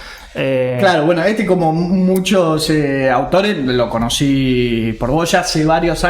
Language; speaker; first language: Spanish; native; Spanish